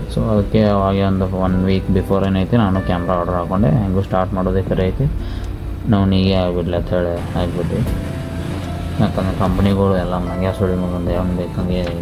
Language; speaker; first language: Kannada; native; Kannada